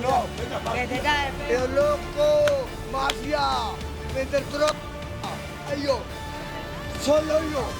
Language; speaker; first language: Spanish; non-native, learner; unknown